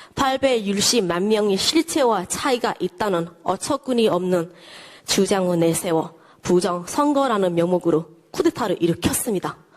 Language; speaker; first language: Korean; non-native, fluent; Burmese